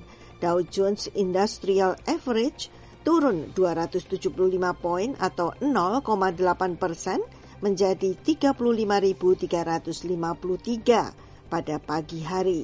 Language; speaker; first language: Indonesian; native; Indonesian